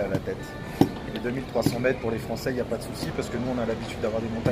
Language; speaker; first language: French; native; French